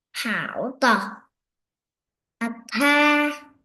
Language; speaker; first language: Chinese; non-native, learner; Vietnamese